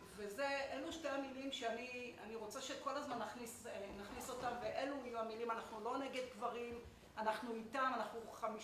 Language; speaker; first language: Hebrew; native; Hebrew